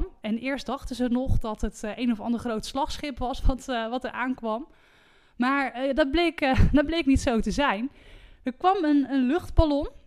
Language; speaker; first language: Dutch; native; Dutch